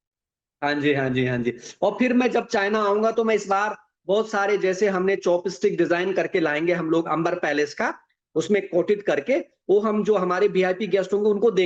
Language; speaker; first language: Hindi; native; Hindi